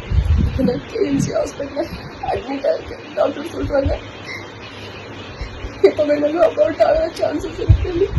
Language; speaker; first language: Tamil; non-native, local second language; Kannada